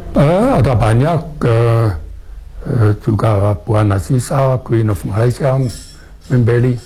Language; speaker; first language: Indonesian; non-native, fluent; German